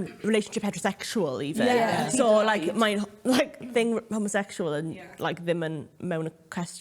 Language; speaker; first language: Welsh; non-native, local second language; English